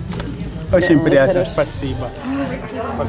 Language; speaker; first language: Russian; non-native, learner; Portuguese